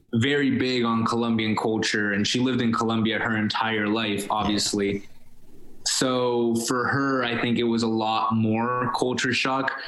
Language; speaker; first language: English; early bilingual, other home language; Spanish